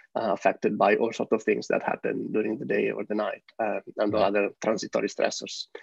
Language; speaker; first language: English; non-native, fluent; Italian